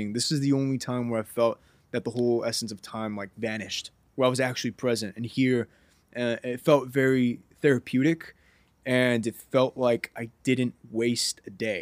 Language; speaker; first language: English; native; English